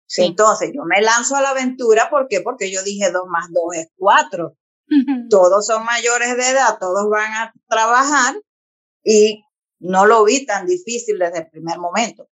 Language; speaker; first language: Spanish; native; Spanish